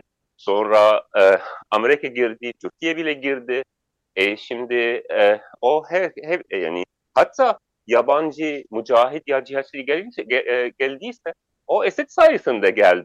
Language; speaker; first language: Turkish; non-native, fluent; Arabic